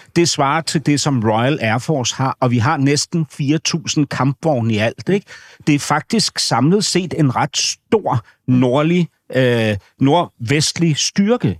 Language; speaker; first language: Danish; native; Danish